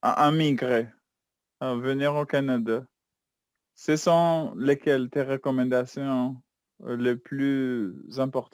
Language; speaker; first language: French; non-native, fluent; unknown